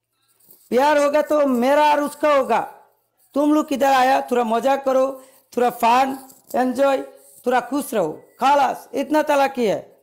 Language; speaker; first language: Hindi; non-native, learner; Bangla